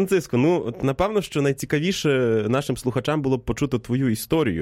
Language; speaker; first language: Ukrainian; native; Ukrainian